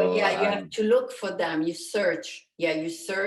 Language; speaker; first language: English; non-native, fluent; French